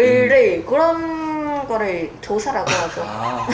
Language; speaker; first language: Korean; non-native, fluent; Vietnamese